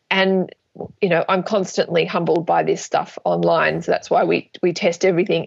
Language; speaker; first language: English; native; English